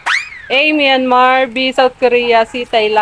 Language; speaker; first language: English; non-native, local second language; Filipino